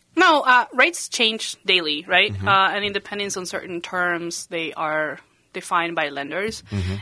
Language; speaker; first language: English; non-native, fluent; Spanish